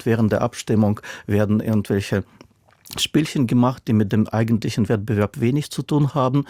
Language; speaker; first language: German; non-native, fluent; Russian